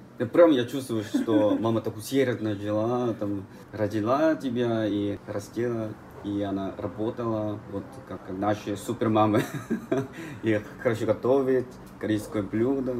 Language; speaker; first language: Russian; non-native, fluent; Korean